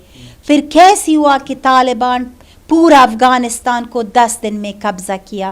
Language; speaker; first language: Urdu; non-native, fluent; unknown